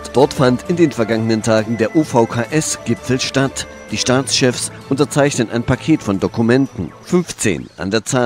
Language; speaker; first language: German; native; German